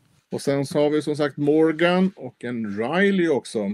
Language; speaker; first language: Swedish; native; Swedish